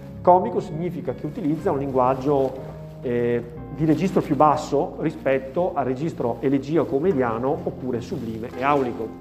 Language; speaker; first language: Italian; native; Italian